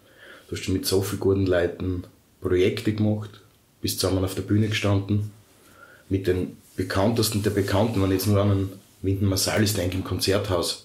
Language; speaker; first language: German; native; German